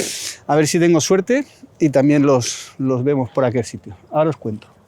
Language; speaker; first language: Spanish; native; Spanish